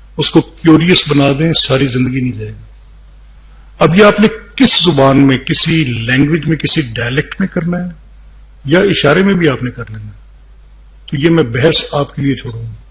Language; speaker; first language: Urdu; non-native, local second language; Punjabi